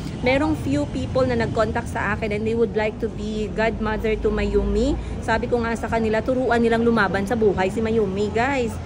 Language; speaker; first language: Filipino; non-native, local second language; Cebuano